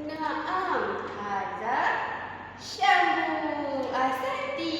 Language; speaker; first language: Arabic; non-native, learner; Malay